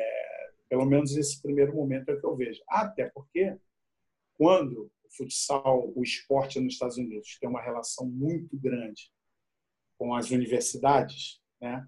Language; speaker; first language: Portuguese; native; Portuguese